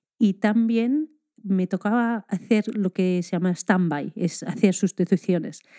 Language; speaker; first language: Spanish; non-native, fluent; English